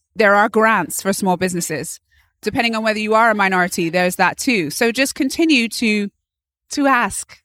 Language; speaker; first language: English; native; English